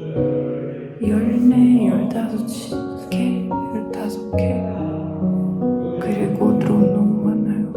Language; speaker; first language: Korean; non-native, learner; Ukrainian